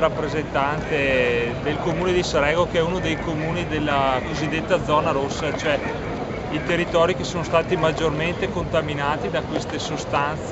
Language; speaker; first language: Italian; native; Italian